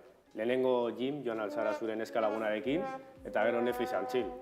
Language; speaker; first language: Basque; non-native, local second language; Spanish